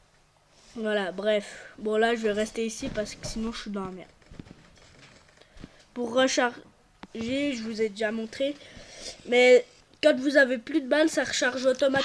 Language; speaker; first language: French; native; French